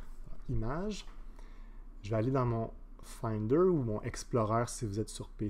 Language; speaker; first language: French; native; French